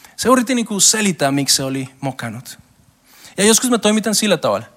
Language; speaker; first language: Finnish; non-native, learner; Spanish